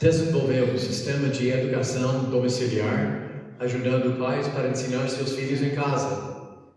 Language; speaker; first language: Portuguese; non-native, fluent; English